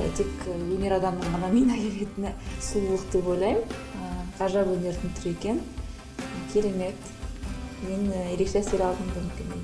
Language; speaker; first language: Kazakh; non-native, local second language; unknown